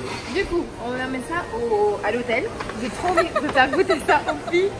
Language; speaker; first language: French; early bilingual, other home language; Arabic